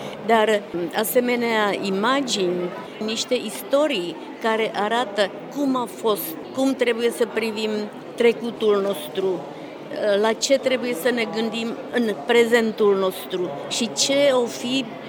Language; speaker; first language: Romanian; non-native, fluent; Czech